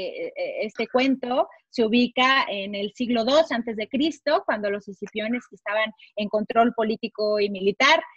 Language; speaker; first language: Spanish; native; Spanish